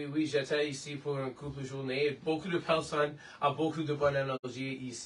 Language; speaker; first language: French; non-native, learner; English